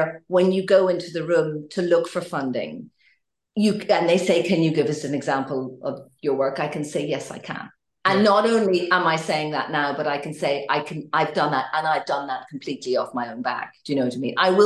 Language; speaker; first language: English; native; English